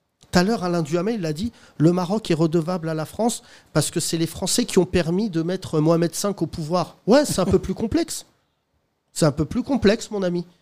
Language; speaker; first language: French; native; French